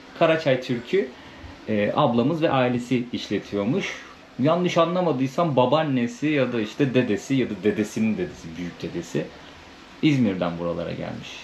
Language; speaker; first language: Turkish; native; Turkish